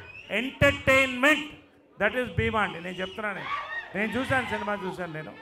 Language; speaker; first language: Telugu; native; Telugu